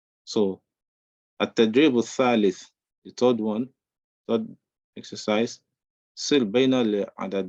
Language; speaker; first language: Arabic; non-native, fluent; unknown